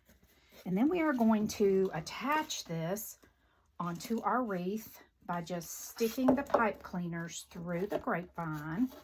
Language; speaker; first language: English; native; English